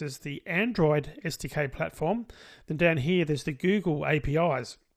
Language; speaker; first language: English; native; English